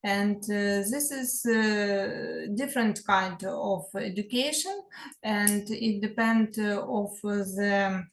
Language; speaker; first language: English; non-native, learner; Ukrainian